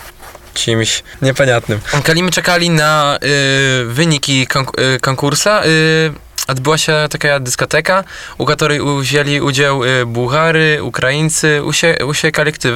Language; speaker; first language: Polish; non-native, local second language; Belarusian